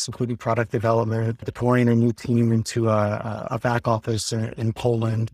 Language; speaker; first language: English; native; English